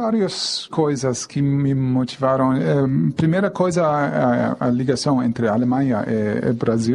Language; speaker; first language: Portuguese; non-native, fluent; German